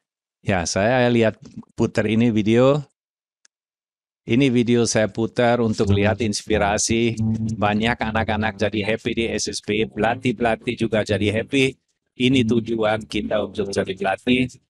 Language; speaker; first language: Indonesian; non-native, fluent; German